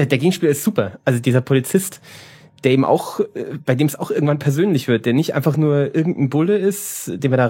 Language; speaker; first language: German; native; German